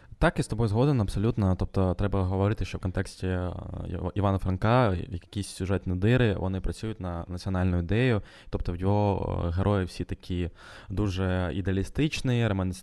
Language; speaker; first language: Ukrainian; non-native, local second language; Russian